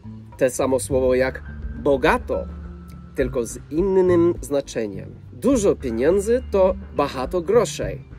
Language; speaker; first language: Polish; non-native, fluent; English